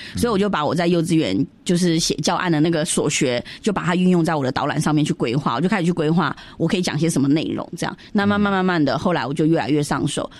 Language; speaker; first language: Chinese; early bilingual, heritage; Chinese